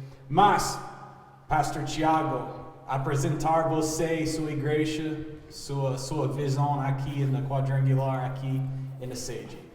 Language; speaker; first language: Portuguese; non-native, learner; English